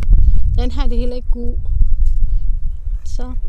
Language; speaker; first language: Danish; non-native, learner; Filipino